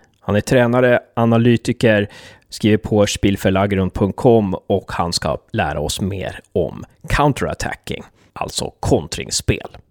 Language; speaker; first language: Swedish; native; Swedish